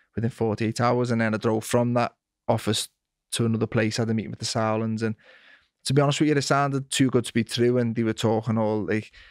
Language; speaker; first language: English; native; English